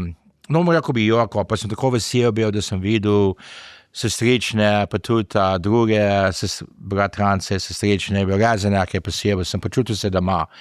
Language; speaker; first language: Slovenian; early bilingual, heritage; English